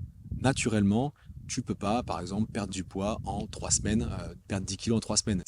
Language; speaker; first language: French; native; French